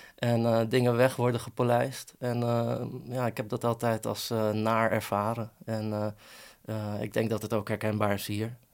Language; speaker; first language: Dutch; early bilingual, other home language; Persian